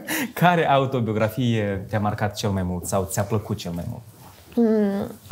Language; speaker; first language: Romanian; native; Romanian